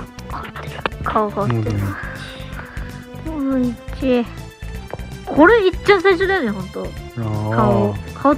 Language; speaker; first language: Japanese; native; Japanese